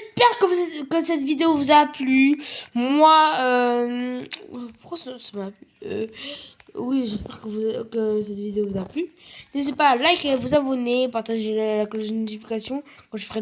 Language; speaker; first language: French; native; French